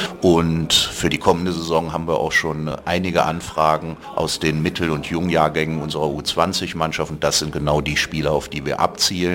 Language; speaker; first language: German; native; German